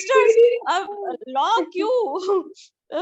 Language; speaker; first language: English; non-native, learner; Hindi